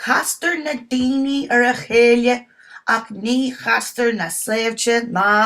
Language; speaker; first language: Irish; non-native, local second language; English